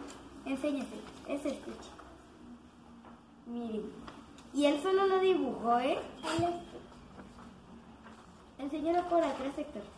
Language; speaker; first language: Spanish; native; Spanish